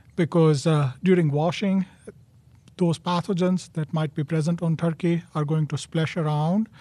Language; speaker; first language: English; non-native, local second language; Gujarati